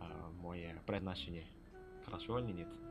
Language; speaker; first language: Russian; non-native, learner; Indonesian